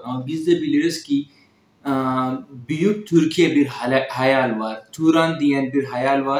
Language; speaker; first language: Turkish; non-native, fluent; Urdu